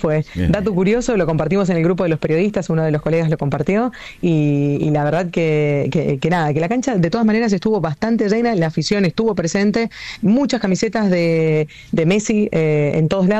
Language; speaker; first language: Spanish; native; Spanish